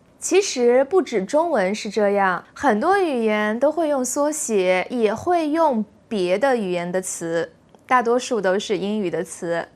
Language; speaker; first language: Chinese; native; Chinese